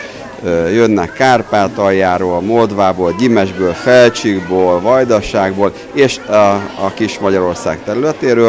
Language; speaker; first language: Hungarian; native; Hungarian